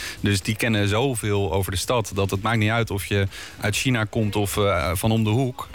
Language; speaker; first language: Dutch; native; Dutch